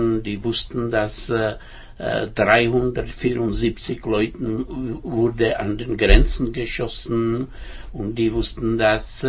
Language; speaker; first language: German; non-native, fluent; Czech